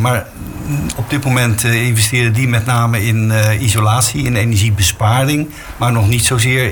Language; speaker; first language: Dutch; native; Dutch